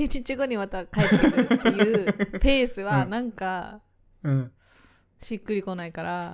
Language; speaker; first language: Japanese; native; Japanese